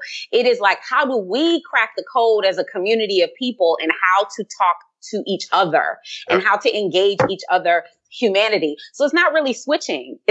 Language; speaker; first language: English; native; English